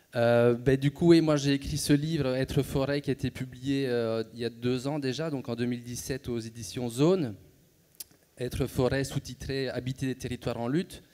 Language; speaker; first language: French; native; French